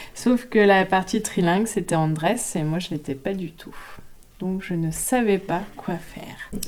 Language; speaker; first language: French; native; French